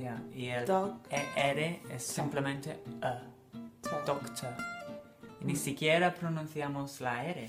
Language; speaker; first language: Spanish; non-native, fluent; English